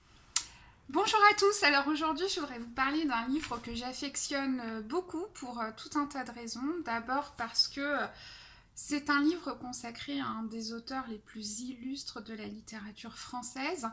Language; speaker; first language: French; native; French